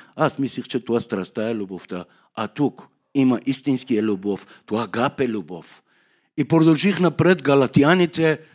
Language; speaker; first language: Bulgarian; non-native, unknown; Persian